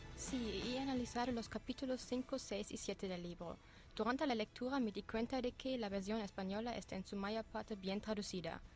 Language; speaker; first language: Spanish; non-native, fluent; German